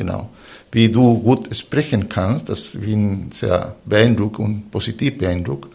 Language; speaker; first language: German; non-native, fluent; Spanish